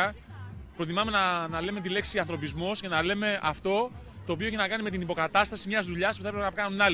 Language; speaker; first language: Greek; native; Greek